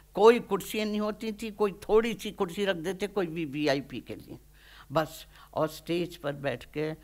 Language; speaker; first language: Hindi; native; Hindi